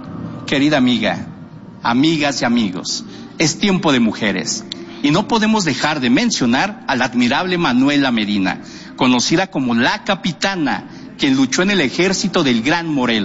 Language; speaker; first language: Spanish; non-native, local second language; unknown